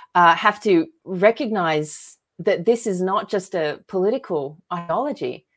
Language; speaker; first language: English; native; English